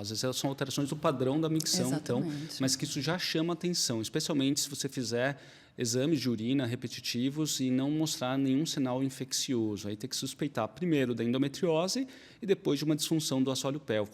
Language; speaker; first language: Portuguese; native; Portuguese